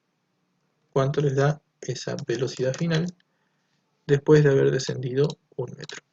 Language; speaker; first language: Spanish; native; Spanish